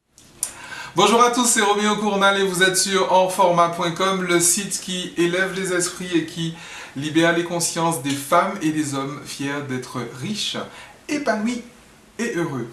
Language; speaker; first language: French; native; French